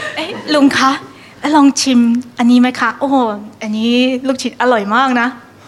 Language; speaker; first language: Thai; non-native, fluent; Chinese